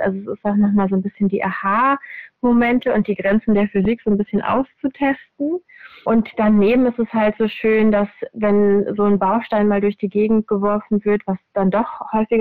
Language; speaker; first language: German; native; German